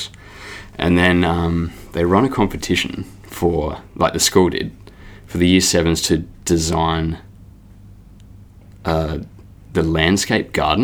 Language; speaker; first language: English; native; English